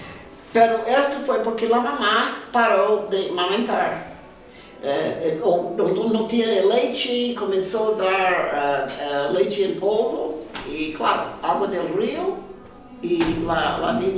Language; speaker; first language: Spanish; non-native, fluent; Portuguese